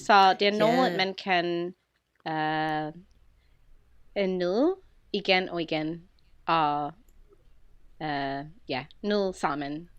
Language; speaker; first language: Danish; non-native, fluent; English